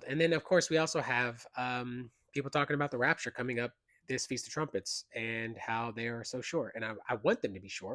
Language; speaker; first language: English; native; English